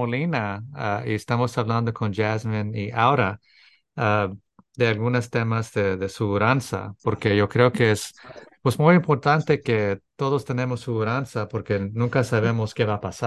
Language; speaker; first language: Spanish; early bilingual, heritage; English